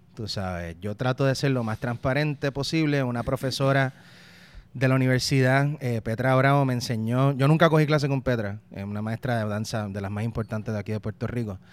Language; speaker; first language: Spanish; native; Spanish